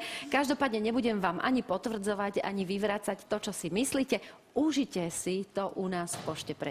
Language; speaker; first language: Slovak; native; Slovak